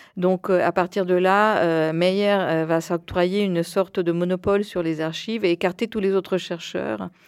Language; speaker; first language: French; early bilingual, heritage; Spanish